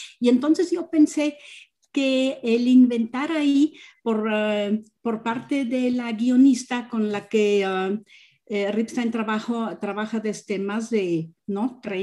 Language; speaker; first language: Spanish; non-native, fluent; German